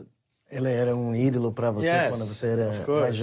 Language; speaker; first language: Portuguese; non-native, learner; English